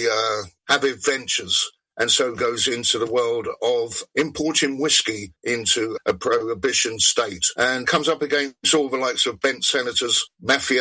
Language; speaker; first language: English; native; English